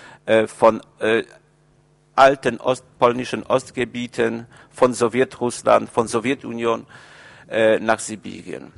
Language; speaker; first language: German; non-native, fluent; Polish